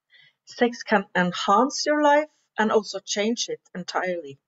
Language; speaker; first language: English; non-native, fluent; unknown